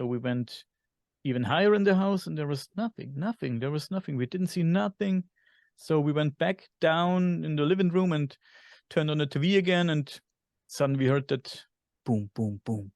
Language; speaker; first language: English; non-native, fluent; German